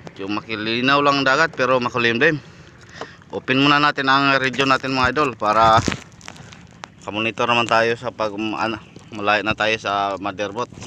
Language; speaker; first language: Filipino; non-native, local second language; Cebuano